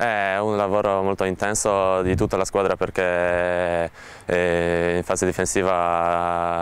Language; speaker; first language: Italian; non-native, learner; Polish